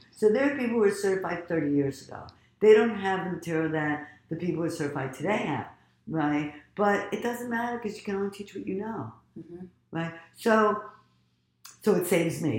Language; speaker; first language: English; native; English